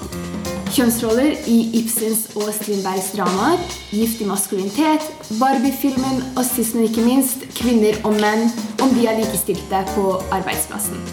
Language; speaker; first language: Norwegian; non-native, fluent; Hungarian